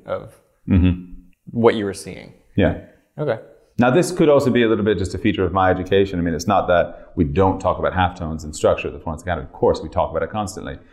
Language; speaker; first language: English; native; English